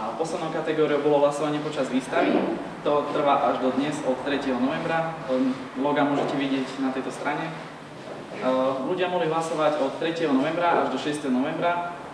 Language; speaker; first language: Slovak; native; Slovak